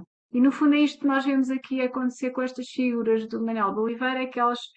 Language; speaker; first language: Portuguese; native; Portuguese